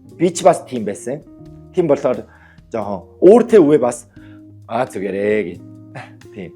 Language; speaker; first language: Mongolian; non-native, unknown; Korean